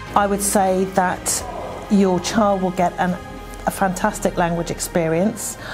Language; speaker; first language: English; native; English